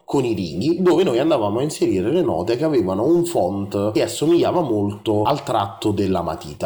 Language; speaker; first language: Italian; native; Italian